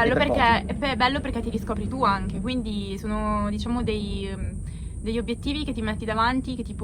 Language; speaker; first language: Italian; native; Italian